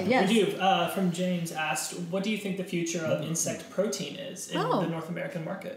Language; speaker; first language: English; native; English